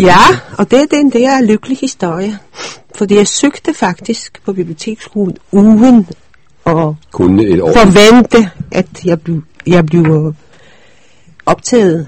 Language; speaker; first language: Danish; early bilingual, other home language; Polish